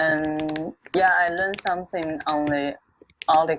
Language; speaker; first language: English; non-native, local second language; Chinese